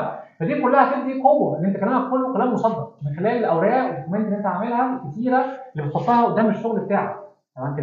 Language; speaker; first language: Arabic; native; Arabic